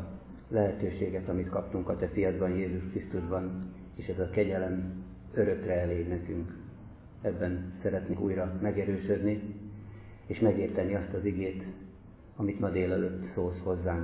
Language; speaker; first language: Hungarian; native; Hungarian